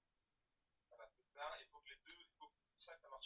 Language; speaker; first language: French; native; French